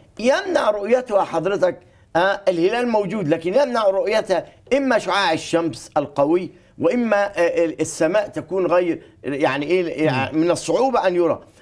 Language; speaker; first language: Arabic; native; Arabic